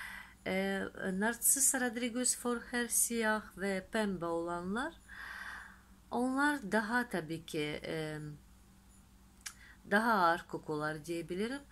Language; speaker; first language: Turkish; non-native, fluent; Russian